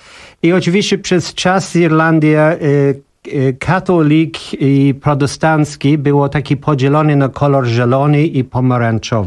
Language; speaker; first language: Polish; non-native, learner; English